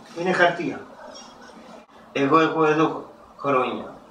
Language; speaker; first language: Greek; non-native, learner; Urdu